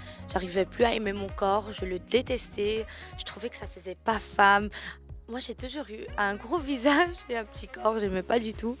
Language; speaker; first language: French; native; French